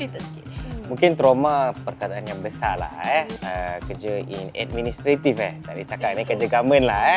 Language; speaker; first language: Malay; native; Malay